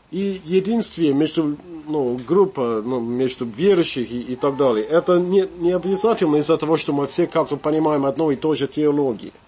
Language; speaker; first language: Russian; non-native, fluent; English